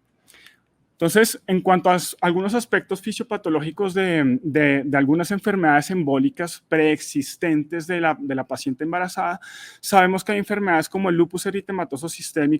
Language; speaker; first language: Spanish; native; Spanish